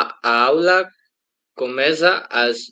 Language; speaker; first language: Portuguese; non-native, learner; Spanish